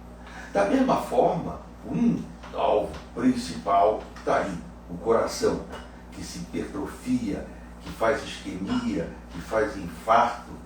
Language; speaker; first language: Portuguese; native; Portuguese